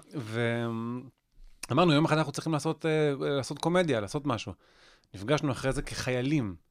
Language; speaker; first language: Hebrew; native; Hebrew